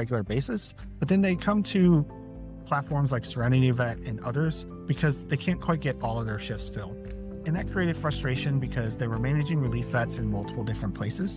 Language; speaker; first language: English; native; English